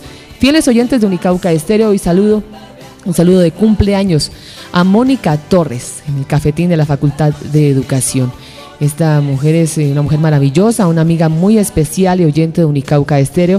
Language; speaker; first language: Spanish; native; Spanish